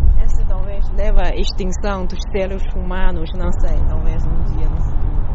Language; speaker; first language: Portuguese; non-native, learner; Chinese